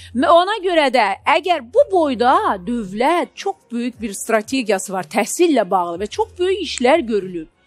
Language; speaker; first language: Azerbaijani; native; Azerbaijani